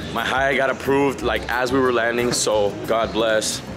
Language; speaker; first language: English; early bilingual, other home language; Spanish